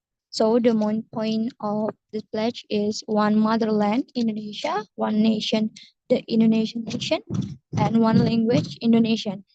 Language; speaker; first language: English; non-native, learner; Indonesian